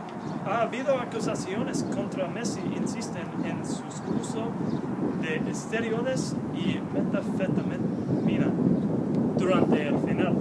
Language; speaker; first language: Spanish; non-native, learner; English